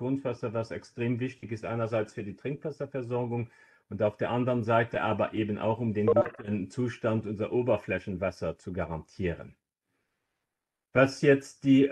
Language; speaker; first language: German; non-native, local second language; Luxembourgish